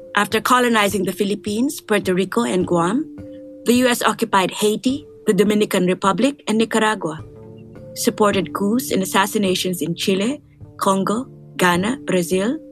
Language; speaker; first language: English; non-native, local second language; Filipino